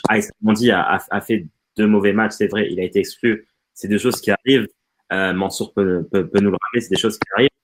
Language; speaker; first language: French; non-native, local second language; Arabic